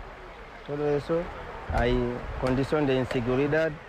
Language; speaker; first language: Spanish; non-native, learner; Haitian Creole